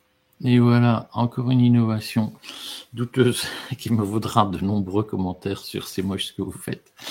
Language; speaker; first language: French; native; French